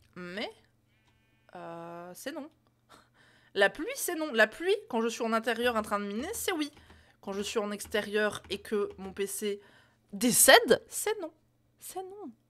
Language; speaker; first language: French; native; French